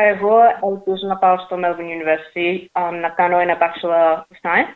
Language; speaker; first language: Greek; early bilingual, heritage; English